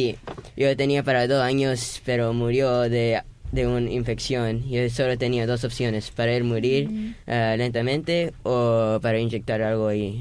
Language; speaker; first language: Spanish; early bilingual, heritage; Spanish